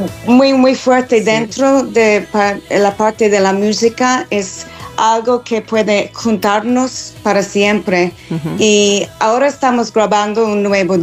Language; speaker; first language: Spanish; non-native, fluent; English